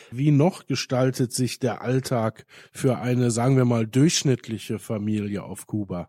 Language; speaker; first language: German; native; German